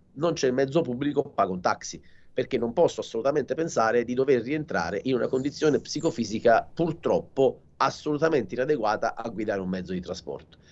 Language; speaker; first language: Italian; native; Italian